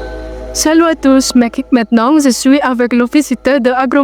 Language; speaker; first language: French; non-native, learner; Indonesian